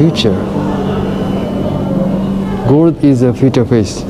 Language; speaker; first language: English; non-native, learner; Japanese